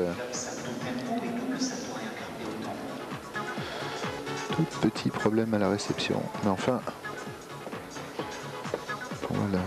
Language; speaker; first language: French; native; French